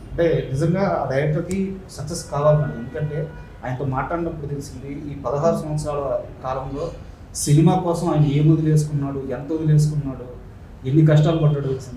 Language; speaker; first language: Telugu; native; Telugu